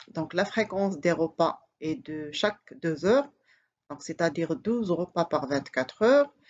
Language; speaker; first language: French; non-native, local second language; Arabic